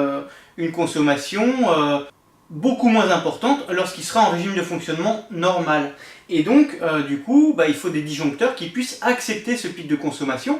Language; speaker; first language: French; native; French